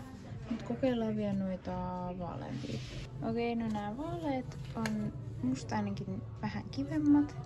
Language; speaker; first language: Finnish; native; Finnish